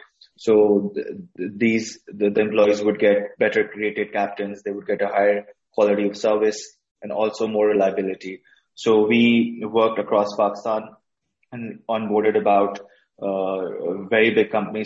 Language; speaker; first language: English; non-native, local second language; Urdu